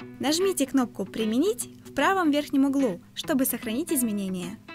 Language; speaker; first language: Russian; native; Russian